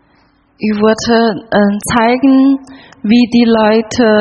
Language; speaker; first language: German; non-native, learner; Chinese